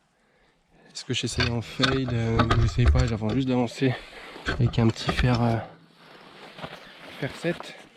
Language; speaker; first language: French; native; French